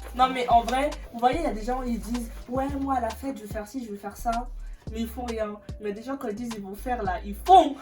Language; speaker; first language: French; native; French